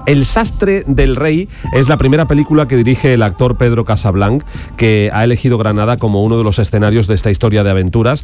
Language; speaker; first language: Spanish; native; Spanish